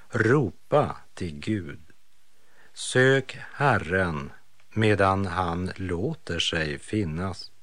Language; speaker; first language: Swedish; native; Swedish